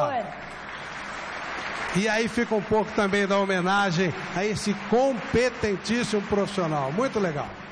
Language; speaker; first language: Portuguese; native; Portuguese